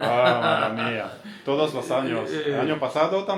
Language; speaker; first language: Spanish; non-native, learner; French